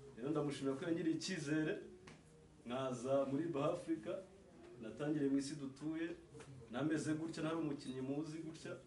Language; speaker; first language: Kinyarwanda; native; Kinyarwanda